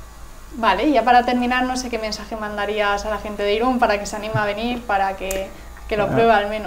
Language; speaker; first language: Spanish; native; Spanish